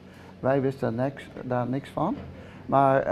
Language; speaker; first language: Dutch; early bilingual, heritage; Dutch